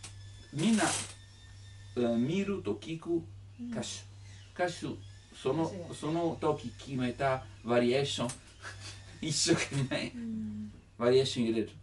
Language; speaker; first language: Japanese; non-native, learner; Italian